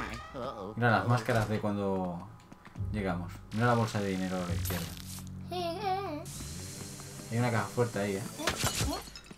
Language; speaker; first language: Spanish; native; Spanish